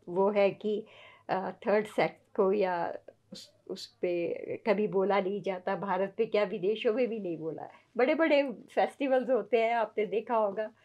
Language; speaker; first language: Hindi; native; Hindi